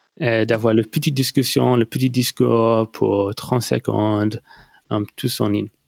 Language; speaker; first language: French; non-native, learner; English